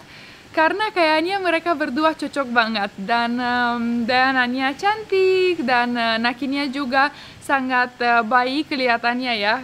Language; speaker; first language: Indonesian; non-native, fluent; Romanian